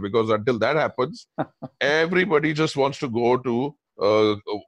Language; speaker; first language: English; non-native, local second language; Hindi